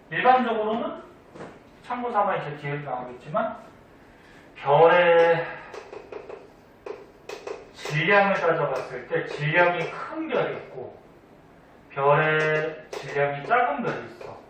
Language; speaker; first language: Korean; native; Korean